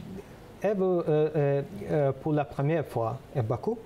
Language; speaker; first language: French; non-native, learner; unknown